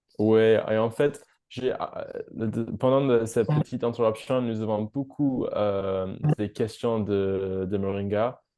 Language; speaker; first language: French; non-native, fluent; English